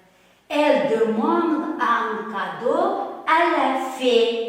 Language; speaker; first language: French; non-native, fluent; Uzbek